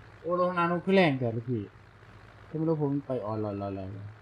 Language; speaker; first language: Thai; native; Thai